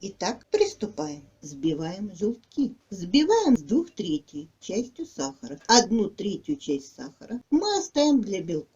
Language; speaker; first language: Russian; native; Russian